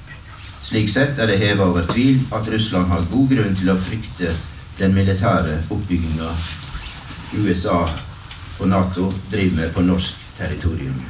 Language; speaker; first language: Norwegian; native; Norwegian